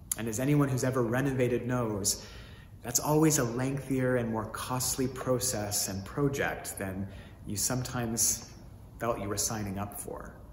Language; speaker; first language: English; native; English